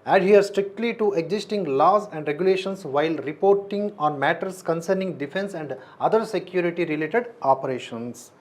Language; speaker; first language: English; non-native, local second language; Telugu